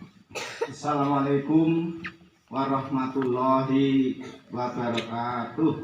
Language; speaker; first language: Indonesian; native; Indonesian